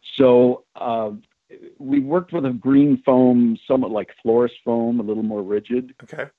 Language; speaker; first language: English; native; English